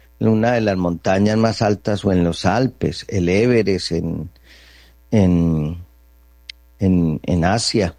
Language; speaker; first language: Spanish; native; Spanish